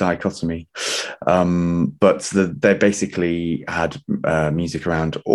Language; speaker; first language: English; native; English